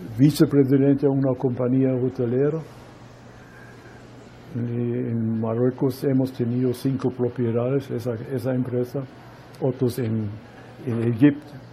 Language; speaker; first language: Spanish; non-native, fluent; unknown